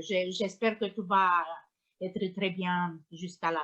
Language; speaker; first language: French; non-native, learner; Romanian